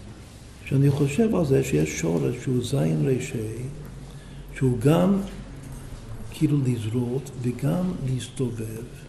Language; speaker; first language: Hebrew; non-native, fluent; English